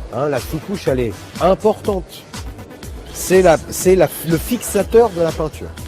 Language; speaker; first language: French; native; French